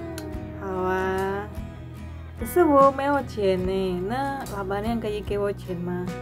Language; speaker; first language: Chinese; non-native, learner; Indonesian